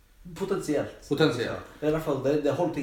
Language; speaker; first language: Norwegian; native; Norwegian